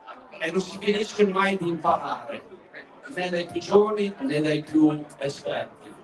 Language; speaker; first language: Italian; native; Italian